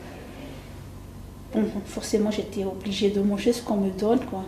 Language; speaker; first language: French; non-native, local second language; Malagasy